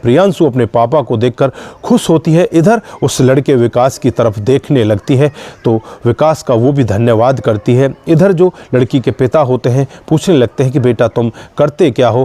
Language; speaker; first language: Hindi; native; Hindi